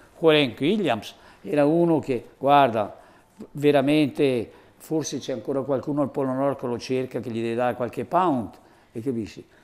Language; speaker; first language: Italian; native; Italian